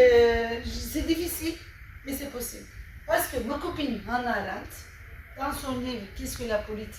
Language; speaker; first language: French; non-native, fluent; Turkish